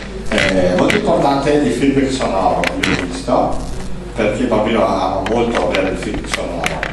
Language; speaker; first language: Italian; native; Italian